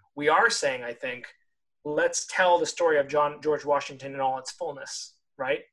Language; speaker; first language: English; native; English